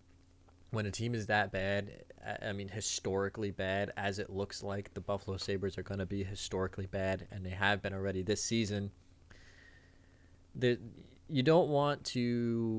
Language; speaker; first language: English; native; English